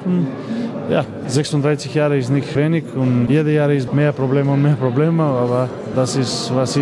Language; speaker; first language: German; non-native, learner; Macedonian